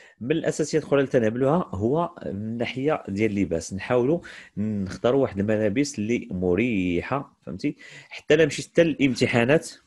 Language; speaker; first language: Arabic; native; Arabic